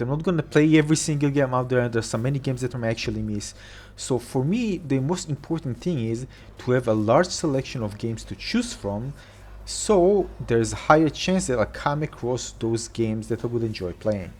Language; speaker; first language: English; non-native, fluent; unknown